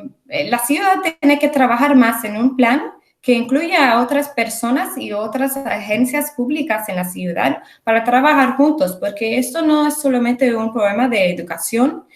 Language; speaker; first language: Spanish; early bilingual, heritage; English